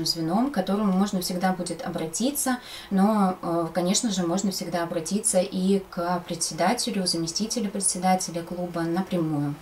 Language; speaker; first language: Russian; native; Russian